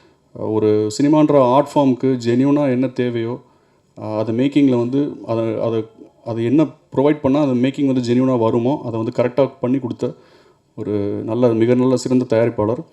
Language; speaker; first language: Tamil; native; Tamil